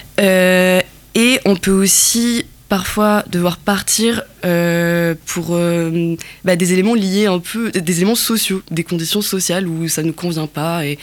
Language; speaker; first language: French; non-native, local second language; Kabyle